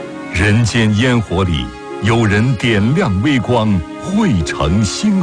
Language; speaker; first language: Chinese; native; Chinese